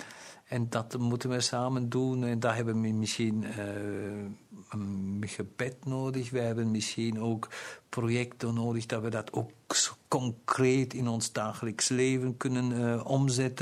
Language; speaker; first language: Dutch; non-native, local second language; German